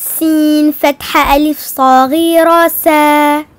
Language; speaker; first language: Arabic; non-native, learner; French